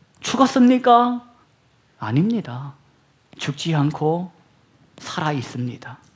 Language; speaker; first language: Korean; native; Korean